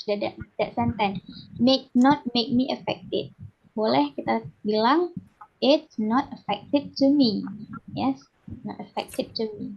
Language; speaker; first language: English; non-native, learner; Indonesian